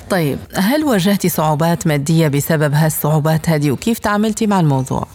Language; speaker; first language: Arabic; native; Arabic